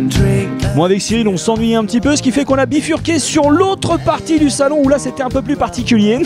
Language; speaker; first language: French; native; French